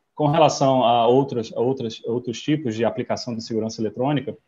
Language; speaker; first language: Portuguese; non-native, fluent; English